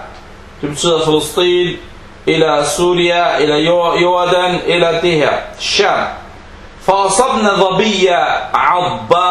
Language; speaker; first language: Danish; early bilingual, other home language; Arabic